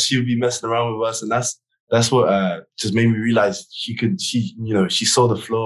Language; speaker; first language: English; native; English